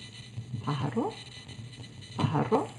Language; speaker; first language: Spanish; non-native, fluent; English